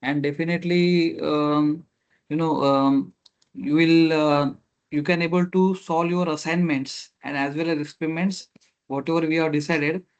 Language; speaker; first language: English; non-native, local second language; Marathi